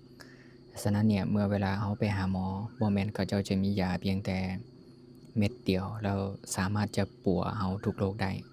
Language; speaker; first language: Thai; non-native, local second language; Northeastern Thai